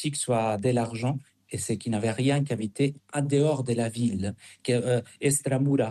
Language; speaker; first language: French; non-native, fluent; Spanish